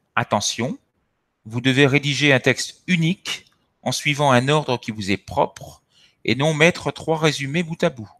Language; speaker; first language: French; native; French